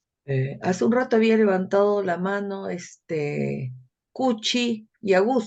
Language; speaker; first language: Spanish; native; Spanish